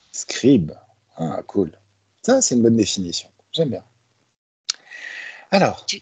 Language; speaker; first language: French; native; French